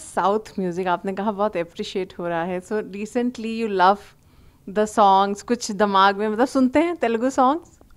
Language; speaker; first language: Hindi; non-native, local second language; Telugu